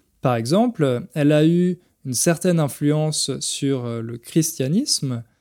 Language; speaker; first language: French; native; French